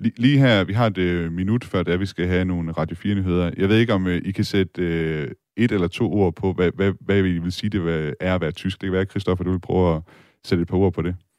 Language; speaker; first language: Danish; native; Danish